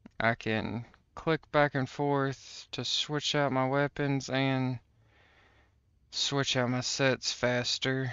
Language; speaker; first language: English; native; English